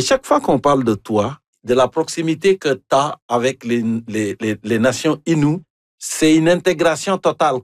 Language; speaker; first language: French; native; French